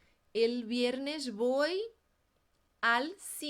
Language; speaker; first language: Spanish; non-native, fluent; Portuguese